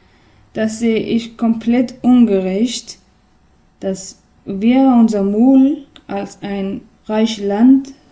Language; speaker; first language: German; non-native, learner; Persian